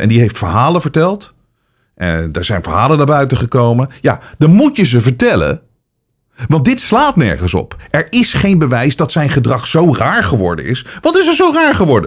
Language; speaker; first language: Dutch; native; Dutch